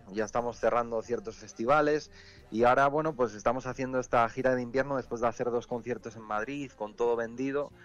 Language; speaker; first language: Spanish; native; Spanish